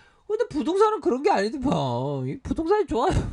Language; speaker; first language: Korean; native; Korean